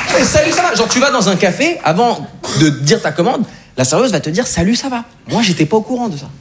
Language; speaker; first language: French; native; French